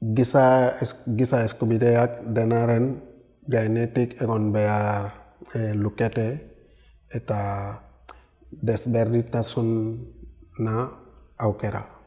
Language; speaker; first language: Basque; non-native, learner; Wolof